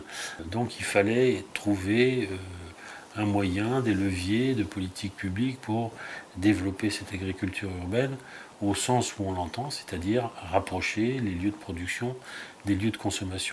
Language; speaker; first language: French; native; French